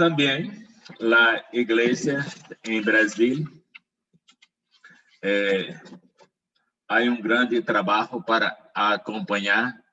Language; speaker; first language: Portuguese; non-native, learner; Spanish